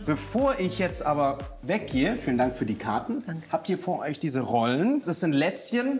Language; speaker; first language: German; native; German